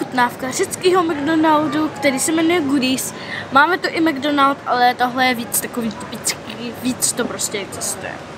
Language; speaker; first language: Czech; early bilingual, heritage; Czech